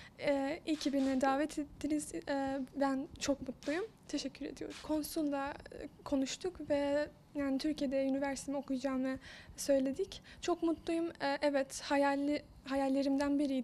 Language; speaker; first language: Turkish; non-native, learner; Kurdish